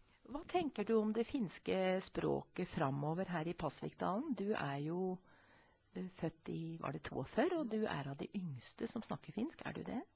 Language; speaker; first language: Norwegian; native; Norwegian